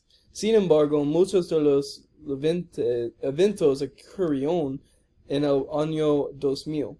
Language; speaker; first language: Spanish; non-native, learner; English